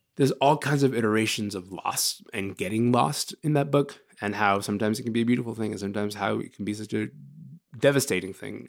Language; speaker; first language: English; early bilingual, other home language; Arabic